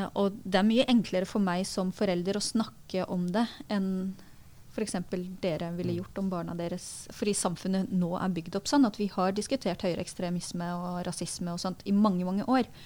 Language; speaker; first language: Norwegian; early bilingual, other home language; Arabic